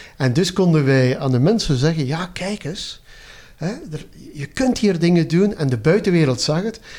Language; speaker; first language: Dutch; native; Dutch